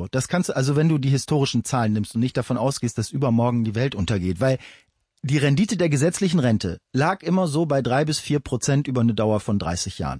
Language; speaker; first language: German; native; German